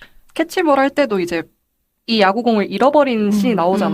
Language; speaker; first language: Korean; native; Korean